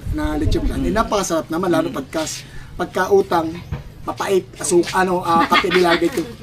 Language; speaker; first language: Filipino; native; Filipino